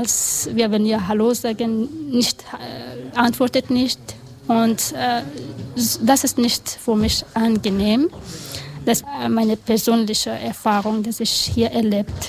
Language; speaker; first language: German; non-native, learner; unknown